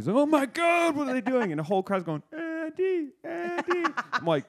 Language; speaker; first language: English; native; English